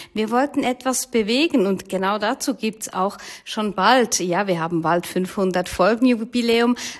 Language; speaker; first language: German; native; German